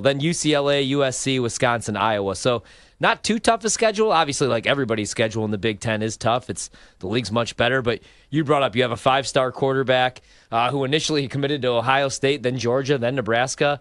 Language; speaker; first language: English; native; English